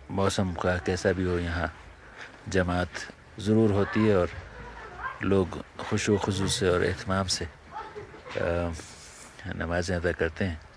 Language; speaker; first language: Urdu; native; Urdu